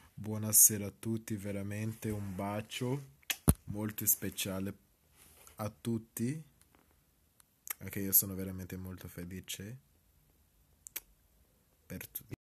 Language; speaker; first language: Italian; non-native, learner; Portuguese